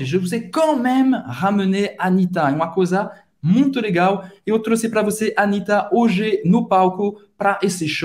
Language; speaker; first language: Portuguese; non-native, fluent; French